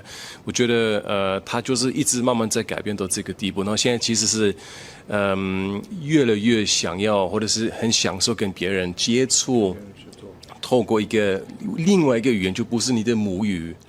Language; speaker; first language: Chinese; non-native, fluent; German